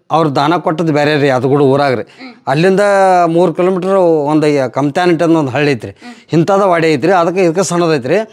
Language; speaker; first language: Kannada; native; Kannada